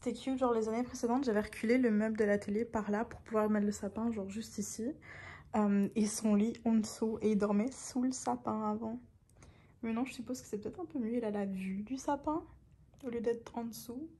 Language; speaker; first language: French; native; French